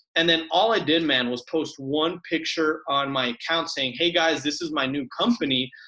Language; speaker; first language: English; early bilingual, other home language; Spanish